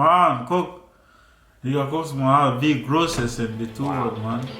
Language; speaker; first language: German; non-native, learner; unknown